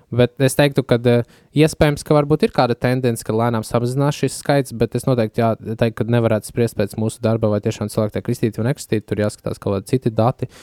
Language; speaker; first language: Latvian; native; Latvian